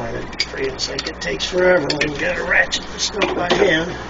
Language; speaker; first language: English; native; English